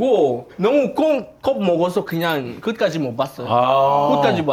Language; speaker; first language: Korean; non-native, fluent; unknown